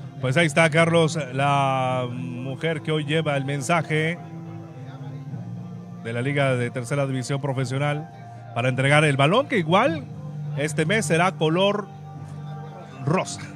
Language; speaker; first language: Spanish; native; Spanish